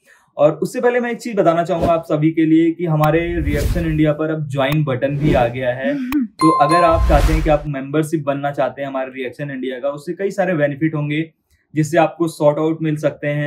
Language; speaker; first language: Hindi; native; Hindi